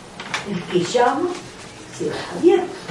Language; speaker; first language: Spanish; non-native, fluent; Portuguese